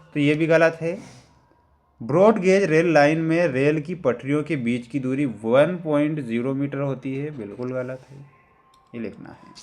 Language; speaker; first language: Hindi; native; Hindi